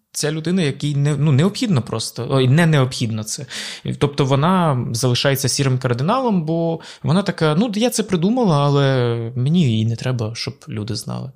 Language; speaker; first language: Ukrainian; native; Ukrainian